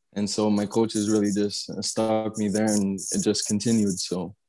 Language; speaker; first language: English; native; English